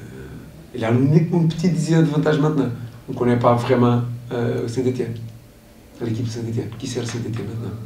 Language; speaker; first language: French; non-native, learner; Portuguese